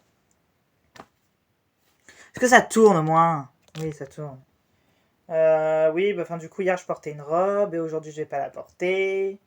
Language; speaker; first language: French; native; French